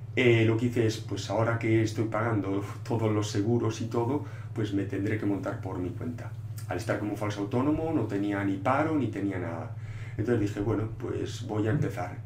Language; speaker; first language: Spanish; non-native, local second language; Galician